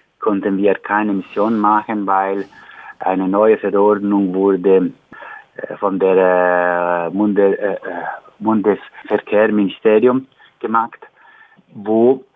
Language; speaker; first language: German; non-native, learner; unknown